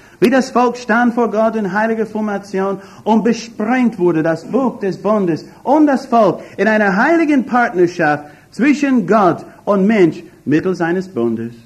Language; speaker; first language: German; non-native, fluent; English